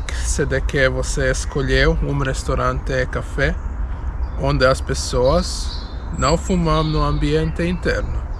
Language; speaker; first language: Portuguese; non-native, learner; Croatian